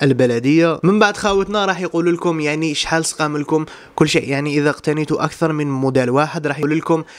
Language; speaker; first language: Arabic; native; Arabic